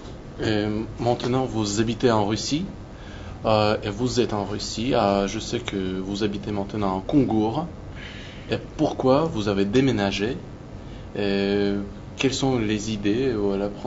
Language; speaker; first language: French; non-native, learner; Russian